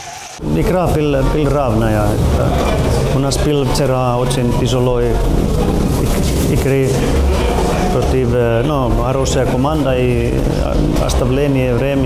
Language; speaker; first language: Russian; non-native, learner; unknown